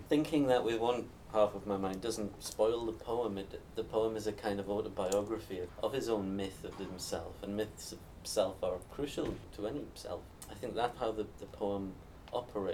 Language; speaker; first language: English; native; English